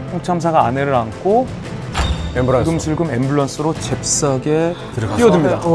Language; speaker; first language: Korean; native; Korean